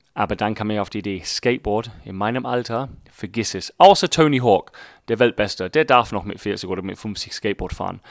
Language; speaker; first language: German; non-native, fluent; English